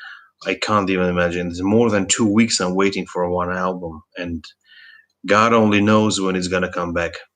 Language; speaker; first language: English; non-native, fluent; Russian